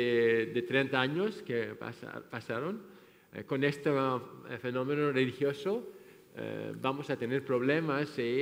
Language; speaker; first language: Spanish; non-native, fluent; French